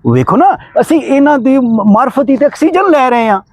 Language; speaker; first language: Urdu; non-native, local second language; Punjabi